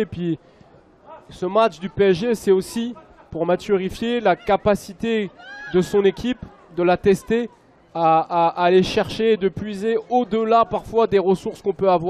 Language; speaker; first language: French; native; French